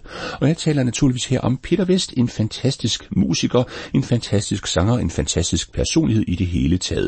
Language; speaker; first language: Danish; native; Danish